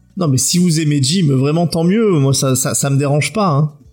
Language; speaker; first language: French; native; French